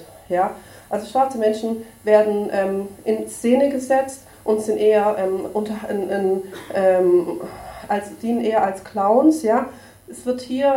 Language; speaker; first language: German; native; German